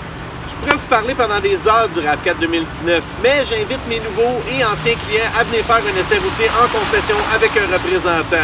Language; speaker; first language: French; native; French